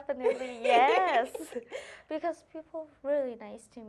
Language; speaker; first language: English; non-native, learner; Thai